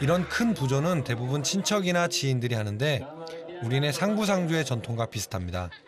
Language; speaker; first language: Korean; native; Korean